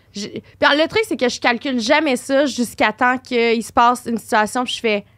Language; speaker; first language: French; native; French